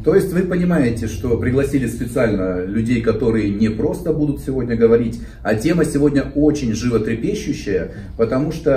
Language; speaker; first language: Russian; native; Russian